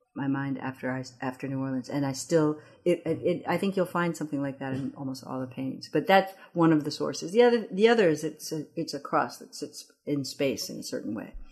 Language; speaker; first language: English; early bilingual, other home language; Amharic